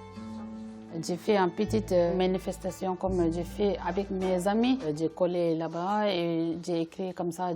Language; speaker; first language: French; non-native, learner; Tibetan